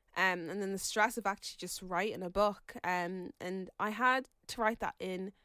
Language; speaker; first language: English; native; English